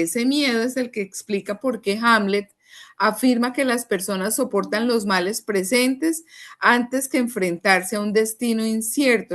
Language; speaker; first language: Spanish; native; Spanish